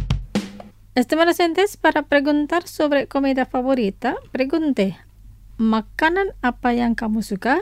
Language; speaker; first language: Spanish; non-native, fluent; Indonesian